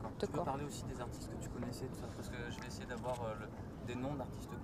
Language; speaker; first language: French; native; French